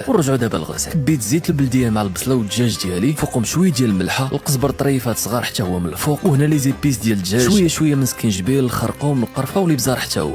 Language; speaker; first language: Arabic; native; Arabic